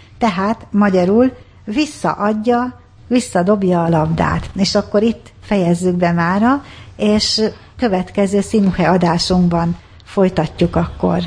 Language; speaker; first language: Hungarian; native; Hungarian